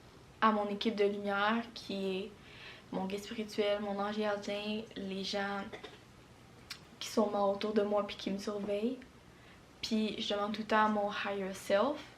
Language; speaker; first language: French; native; French